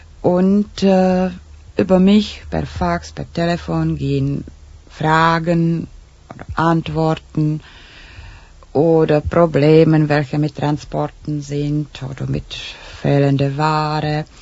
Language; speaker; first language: German; non-native, learner; Czech